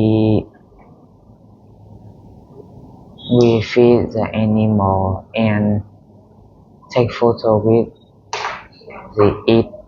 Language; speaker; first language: English; non-native, learner; Vietnamese